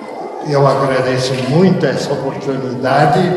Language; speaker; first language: Portuguese; early bilingual, other home language; Japanese